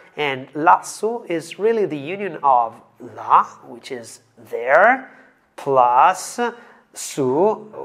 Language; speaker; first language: English; non-native, fluent; Italian